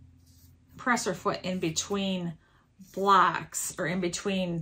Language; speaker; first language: English; native; English